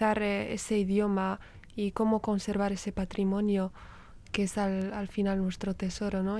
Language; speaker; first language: Spanish; non-native, fluent; Riffian